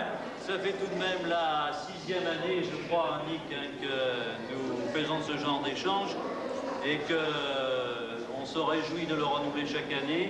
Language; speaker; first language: French; native; French